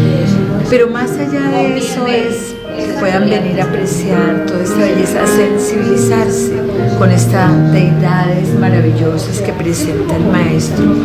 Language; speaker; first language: Spanish; native; Spanish